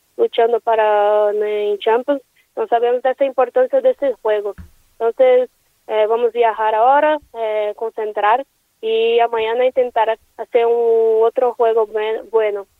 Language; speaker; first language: Spanish; non-native, learner; Portuguese